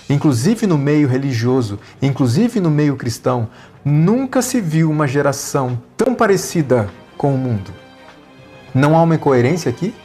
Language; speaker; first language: Portuguese; native; Portuguese